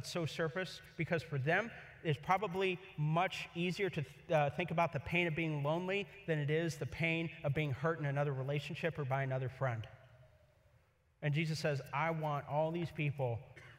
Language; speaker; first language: English; native; English